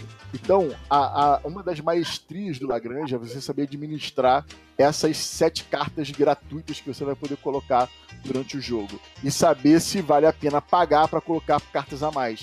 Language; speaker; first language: Portuguese; native; Portuguese